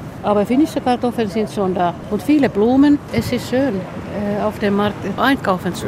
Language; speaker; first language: German; non-native, fluent; Finnish